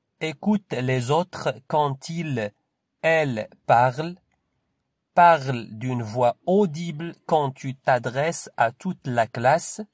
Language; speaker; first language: French; non-native, local second language; Arabic